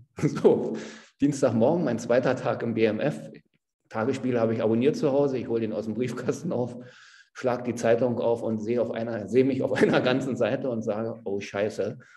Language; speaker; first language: German; native; German